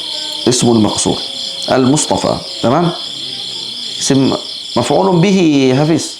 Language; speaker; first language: Arabic; non-native, fluent; Malay